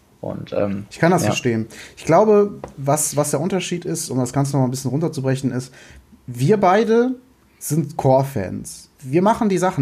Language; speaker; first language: German; native; German